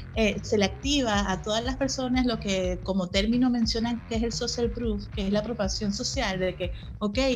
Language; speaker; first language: Spanish; native; Spanish